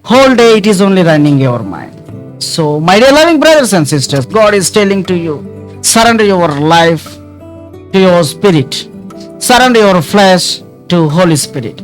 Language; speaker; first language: English; non-native, local second language; Telugu